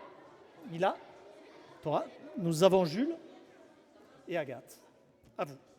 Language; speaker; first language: French; native; French